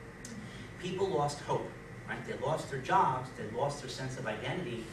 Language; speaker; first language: English; native; English